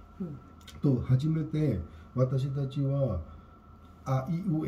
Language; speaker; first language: Japanese; non-native, learner; Hindi